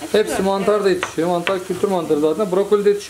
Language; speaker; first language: Turkish; native; Turkish